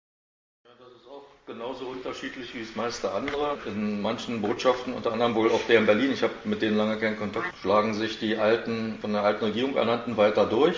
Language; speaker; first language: German; native; German